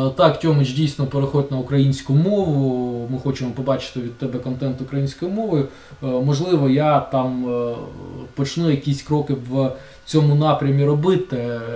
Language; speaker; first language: Ukrainian; non-native, local second language; Russian